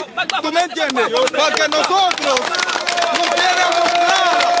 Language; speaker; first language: Spanish; non-native, learner; Haitian Creole